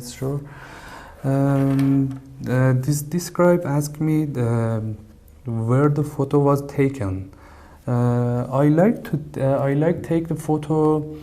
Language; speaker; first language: English; non-native, learner; Persian